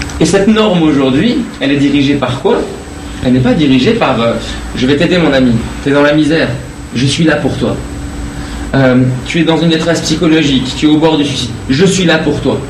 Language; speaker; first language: French; non-native, fluent; Persian